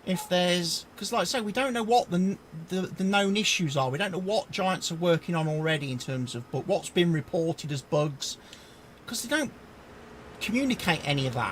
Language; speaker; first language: English; native; English